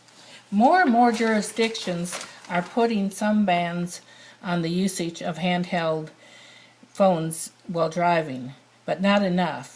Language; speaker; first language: English; native; English